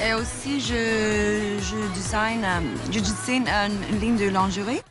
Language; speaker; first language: French; non-native, fluent; Swedish